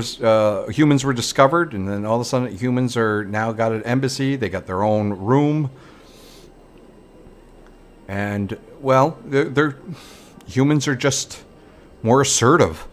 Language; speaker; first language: English; native; English